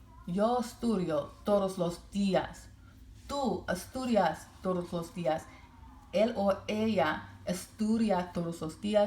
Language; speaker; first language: Spanish; non-native, learner; English